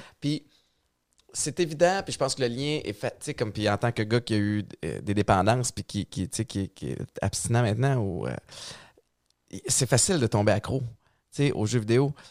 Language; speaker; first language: French; native; French